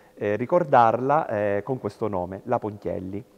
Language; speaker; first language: Italian; native; Italian